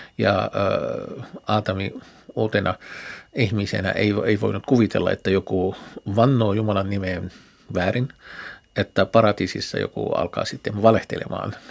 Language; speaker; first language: Finnish; non-native, fluent; Arabic